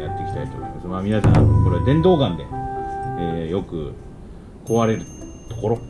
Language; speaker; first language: Japanese; native; Japanese